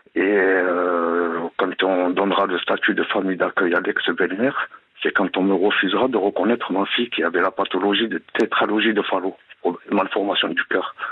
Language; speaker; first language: French; native; French